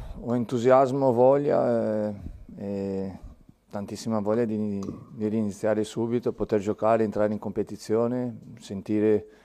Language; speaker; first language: Italian; non-native, fluent; Portuguese